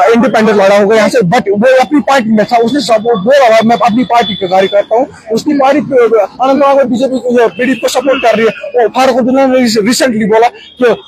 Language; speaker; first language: Hindi; non-native, local second language; Kashmiri